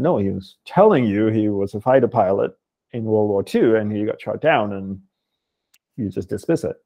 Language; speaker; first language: English; non-native, local second language; Tamil